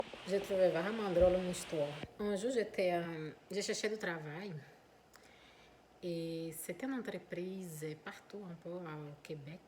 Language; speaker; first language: French; non-native, fluent; Portuguese